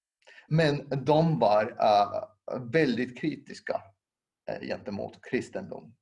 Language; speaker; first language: Swedish; non-native, local second language; Finnish